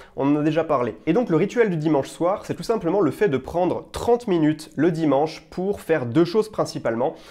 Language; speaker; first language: French; native; French